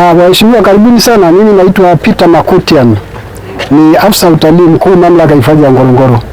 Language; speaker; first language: Swahili; non-native, local second language; Masai